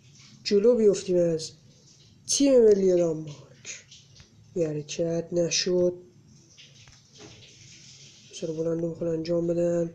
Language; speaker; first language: Persian; native; Persian